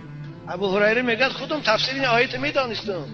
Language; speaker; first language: Persian; native; Persian